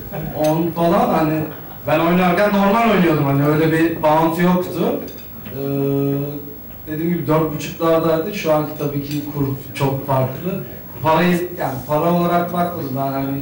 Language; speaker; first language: Turkish; native; Turkish